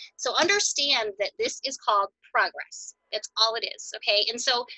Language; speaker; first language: English; native; English